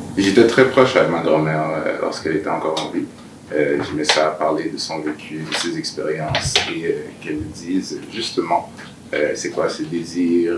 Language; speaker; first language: French; early bilingual, other home language; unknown